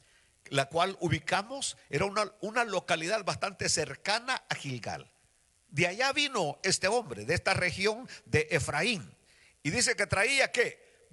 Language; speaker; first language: Spanish; native; Spanish